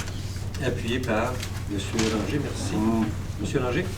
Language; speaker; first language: French; native; French